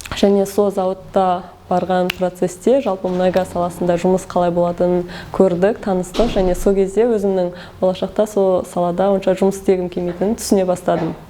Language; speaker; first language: Kazakh; early bilingual, heritage; Kazakh